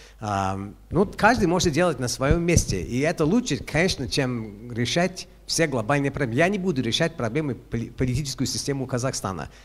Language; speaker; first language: Russian; non-native, fluent; English